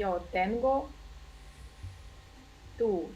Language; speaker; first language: Spanish; non-native, learner; Russian